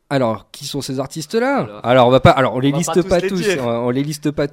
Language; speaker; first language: French; native; French